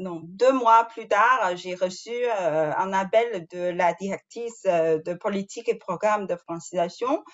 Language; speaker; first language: French; non-native, fluent; Chinese